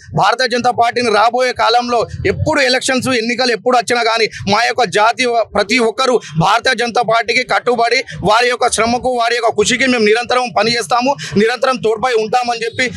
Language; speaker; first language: Telugu; non-native, local second language; Lambadi